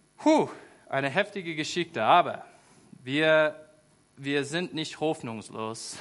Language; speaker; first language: German; non-native, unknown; English